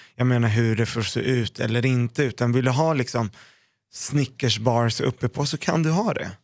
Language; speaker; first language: Swedish; early bilingual, other home language; Arabic